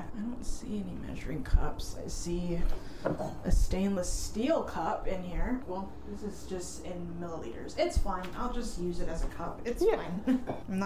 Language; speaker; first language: English; native; English